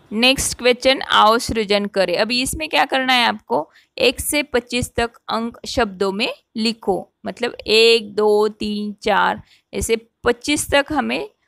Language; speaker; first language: Hindi; non-native, local second language; Marathi